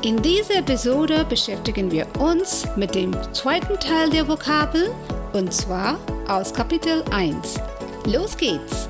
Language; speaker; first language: German; non-native, fluent; English